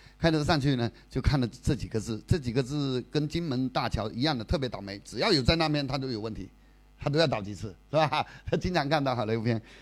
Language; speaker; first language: Chinese; native; Chinese